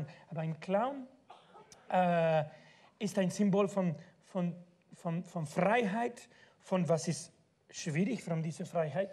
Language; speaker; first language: German; non-native, fluent; Spanish